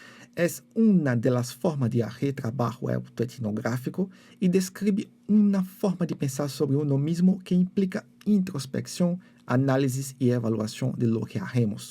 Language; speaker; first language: Spanish; non-native, fluent; Portuguese